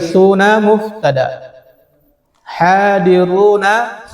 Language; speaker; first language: Arabic; non-native, fluent; Indonesian